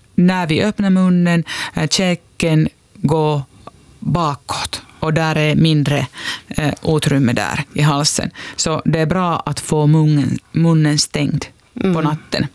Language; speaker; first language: Swedish; non-native, local second language; Finnish